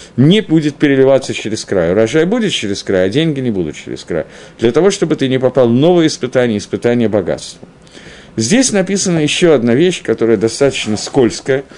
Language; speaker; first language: Russian; early bilingual, heritage; Russian